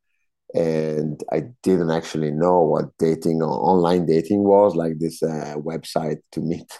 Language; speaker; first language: English; non-native, fluent; Italian